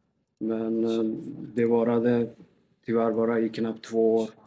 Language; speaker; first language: Swedish; non-native, fluent; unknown